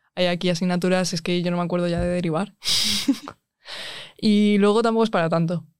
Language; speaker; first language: Spanish; native; Spanish